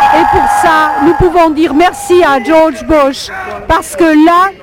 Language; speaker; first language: French; native; French